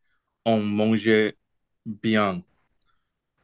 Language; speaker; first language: French; non-native, learner; Chinese